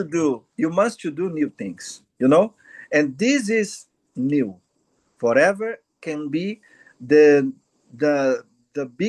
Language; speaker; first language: English; non-native, learner; Portuguese